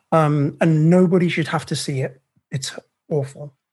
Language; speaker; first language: English; native; English